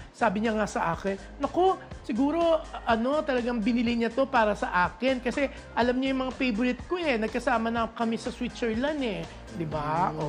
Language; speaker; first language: Filipino; native; Filipino